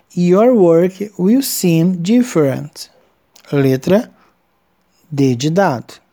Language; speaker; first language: English; non-native, fluent; Portuguese